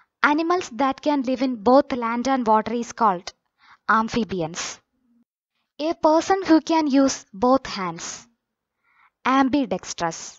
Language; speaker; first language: English; non-native, local second language; Malayalam